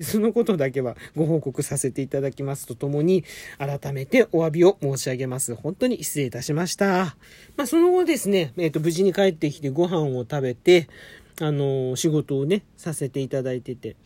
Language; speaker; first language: Japanese; native; Japanese